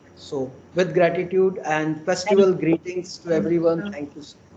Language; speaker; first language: English; non-native, local second language; Hindi